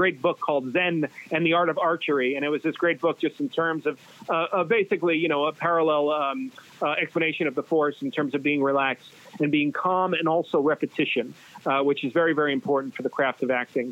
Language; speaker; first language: English; native; English